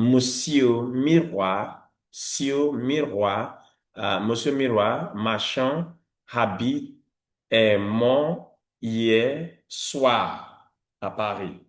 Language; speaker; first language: French; non-native, fluent; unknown